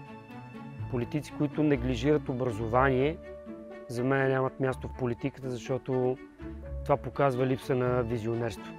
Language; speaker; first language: Bulgarian; native; Bulgarian